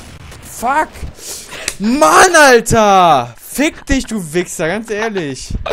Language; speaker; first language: German; native; German